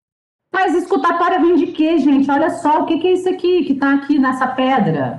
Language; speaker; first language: Portuguese; native; Portuguese